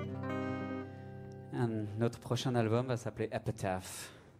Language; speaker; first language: French; non-native, local second language; English